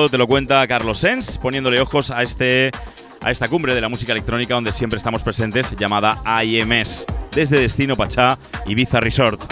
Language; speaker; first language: Spanish; native; Spanish